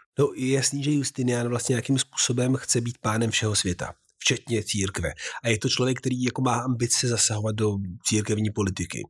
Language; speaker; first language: Czech; native; Czech